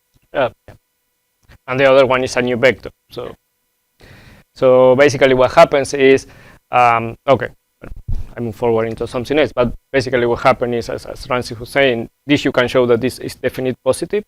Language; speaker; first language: English; non-native, fluent; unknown